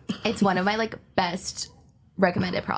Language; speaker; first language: English; native; English